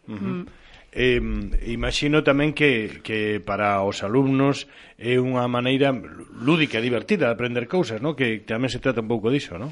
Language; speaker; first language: Galician; non-native, local second language; Spanish